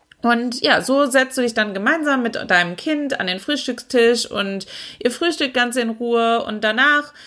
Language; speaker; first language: German; native; German